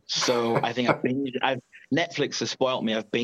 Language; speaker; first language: English; native; English